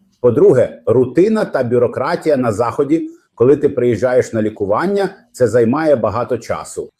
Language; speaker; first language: Ukrainian; non-native, fluent; Arabic